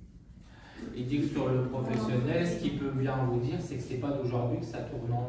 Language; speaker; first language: French; native; French